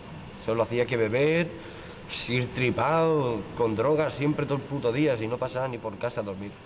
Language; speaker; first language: Spanish; native; Spanish